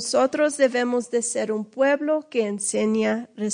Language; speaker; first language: Spanish; early bilingual, heritage; English